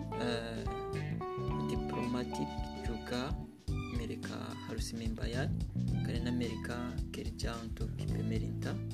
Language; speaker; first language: Indonesian; non-native, learner; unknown